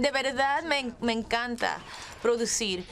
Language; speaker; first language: Spanish; early bilingual, heritage; English